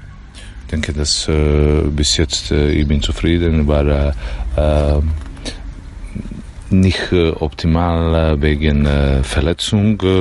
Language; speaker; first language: German; non-native, learner; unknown